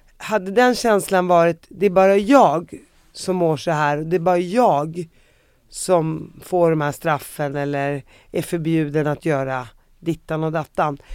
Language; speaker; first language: Swedish; early bilingual, other home language; Arabic